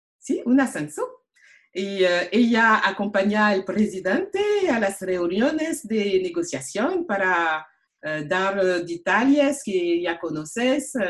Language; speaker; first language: Spanish; non-native, learner; French